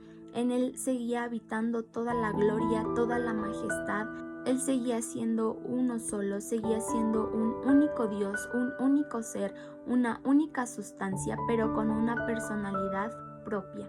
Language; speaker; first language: Spanish; native; Spanish